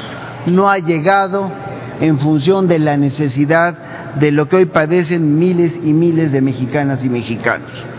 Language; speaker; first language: Spanish; native; Spanish